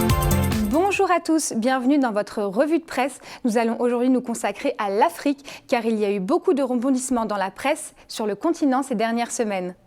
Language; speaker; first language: French; native; French